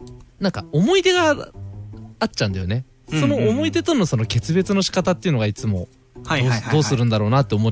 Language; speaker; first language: Japanese; native; Japanese